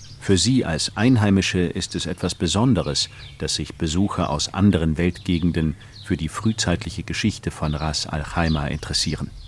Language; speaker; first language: German; native; German